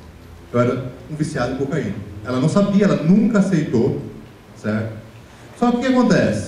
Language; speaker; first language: Portuguese; native; Portuguese